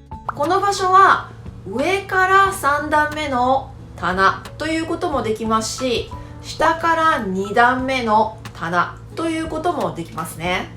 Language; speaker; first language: Japanese; native; Japanese